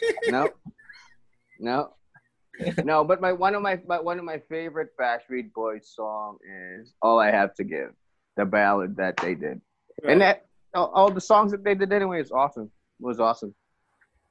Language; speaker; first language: English; non-native, local second language; Filipino